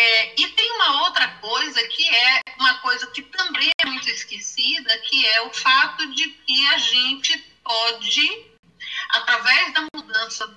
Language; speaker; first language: Portuguese; native; Portuguese